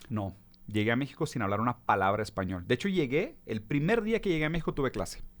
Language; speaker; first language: Spanish; early bilingual, other home language; Portuguese